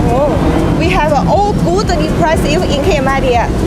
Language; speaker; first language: English; non-native, learner; Chinese